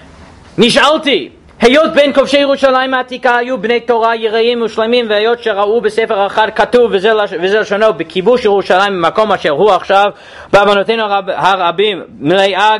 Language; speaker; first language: Hebrew; non-native, fluent; English